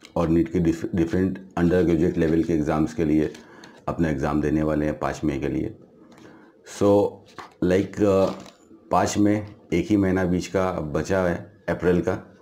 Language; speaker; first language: Hindi; native; Hindi